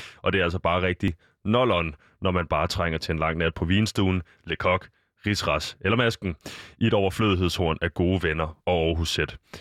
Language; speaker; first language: Danish; native; Danish